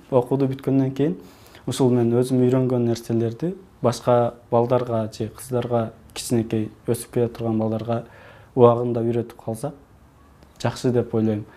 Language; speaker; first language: Kyrgyz; early bilingual, heritage; Kyrgyz